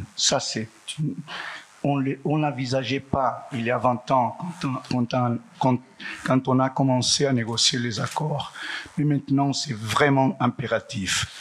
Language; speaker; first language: French; non-native, fluent; Portuguese